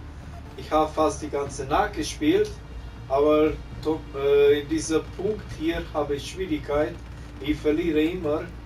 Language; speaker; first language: German; non-native, learner; Romanian